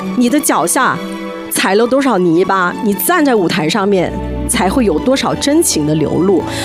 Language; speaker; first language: Chinese; non-native, local second language; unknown